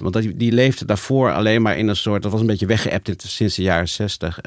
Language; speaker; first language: Dutch; native; Dutch